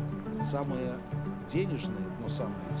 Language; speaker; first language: Russian; non-native, learner; Spanish